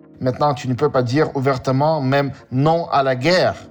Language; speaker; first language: French; non-native, learner; Russian